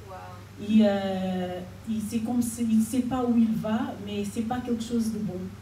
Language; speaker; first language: French; non-native, fluent; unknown